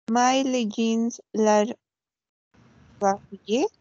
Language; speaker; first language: French; non-native, learner; Spanish